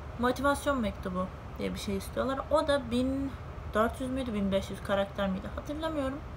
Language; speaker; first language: Turkish; native; Turkish